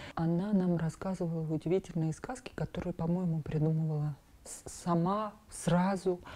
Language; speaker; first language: Russian; non-native, local second language; Armenian